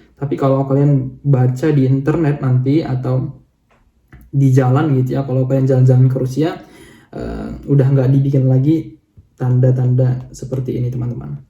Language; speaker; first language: Indonesian; native; Indonesian